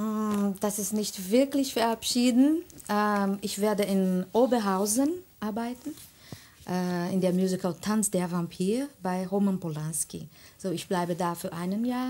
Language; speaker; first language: German; non-native, learner; Portuguese